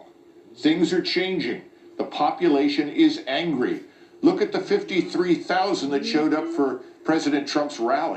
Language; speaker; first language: English; native; English